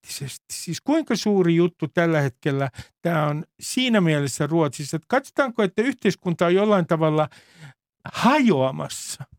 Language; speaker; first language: Finnish; native; Finnish